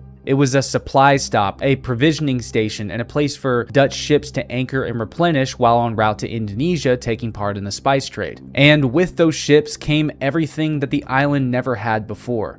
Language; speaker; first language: English; native; English